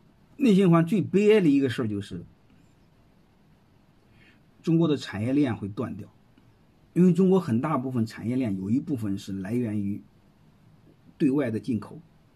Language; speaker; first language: Chinese; native; Chinese